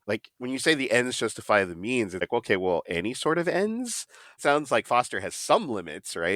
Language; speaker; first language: English; native; English